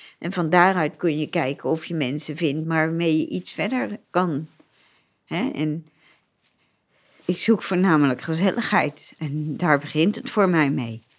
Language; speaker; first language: Dutch; native; Dutch